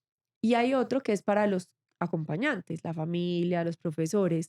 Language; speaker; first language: Spanish; native; Spanish